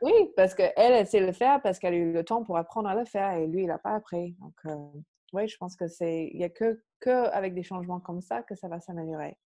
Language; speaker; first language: French; non-native, fluent; English